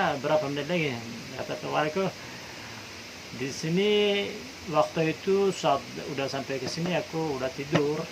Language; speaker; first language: Indonesian; non-native, fluent; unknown